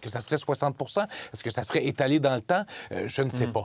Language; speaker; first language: French; native; French